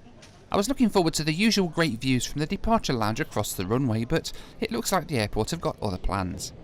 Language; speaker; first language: English; native; English